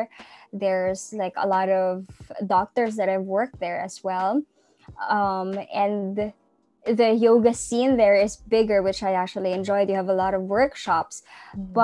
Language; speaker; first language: English; non-native, local second language; Cebuano